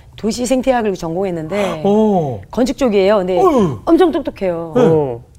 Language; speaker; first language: Korean; native; Korean